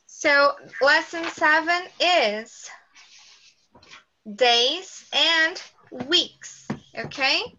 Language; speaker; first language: English; non-native, fluent; Portuguese